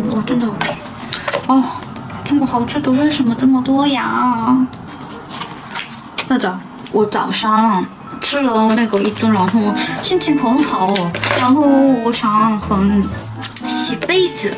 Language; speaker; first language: Chinese; non-native, learner; Korean